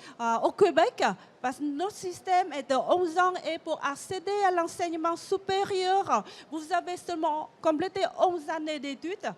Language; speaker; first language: French; non-native, fluent; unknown